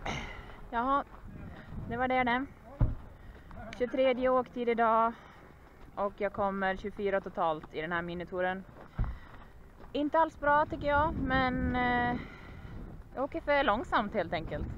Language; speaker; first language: Swedish; native; Swedish